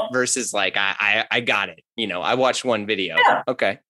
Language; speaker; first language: English; native; English